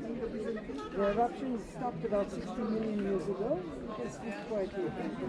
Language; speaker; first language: English; non-native, fluent; Hebrew